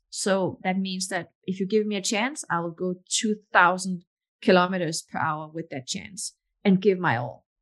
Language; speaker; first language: English; non-native, fluent; Danish